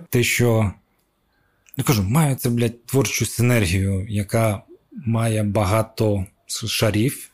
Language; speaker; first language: Ukrainian; non-native, local second language; Russian